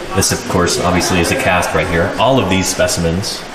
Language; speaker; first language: English; native; English